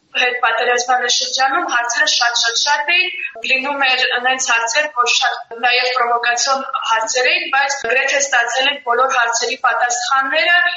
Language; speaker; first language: Armenian; early bilingual, heritage; Armenian